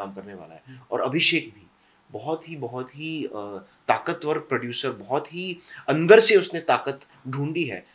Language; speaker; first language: Hindi; non-native, local second language; English